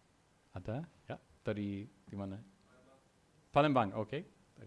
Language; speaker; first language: Indonesian; non-native, learner; English